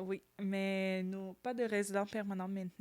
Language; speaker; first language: French; non-native, learner; Ukrainian